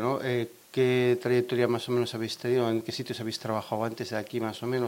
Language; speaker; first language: Spanish; native; Spanish